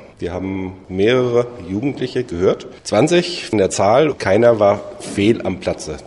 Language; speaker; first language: German; native; German